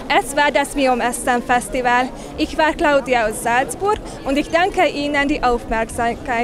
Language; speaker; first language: German; non-native, learner; Hungarian